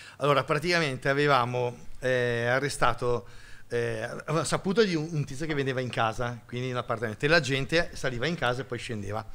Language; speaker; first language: Italian; native; Italian